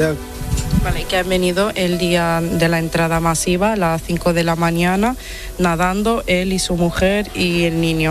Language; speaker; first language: Spanish; non-native, fluent; Italian